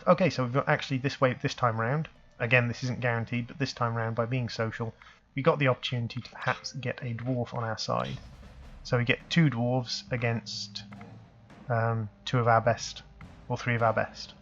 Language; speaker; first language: English; native; English